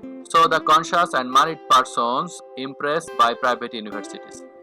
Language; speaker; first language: English; non-native, local second language; Bangla